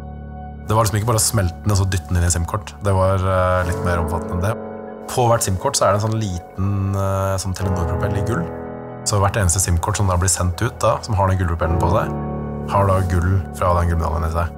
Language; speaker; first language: Norwegian; native; Norwegian